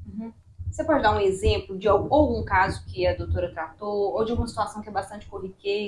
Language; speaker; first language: Portuguese; native; Portuguese